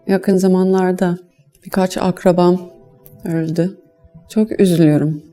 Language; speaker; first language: Turkish; non-native, fluent; English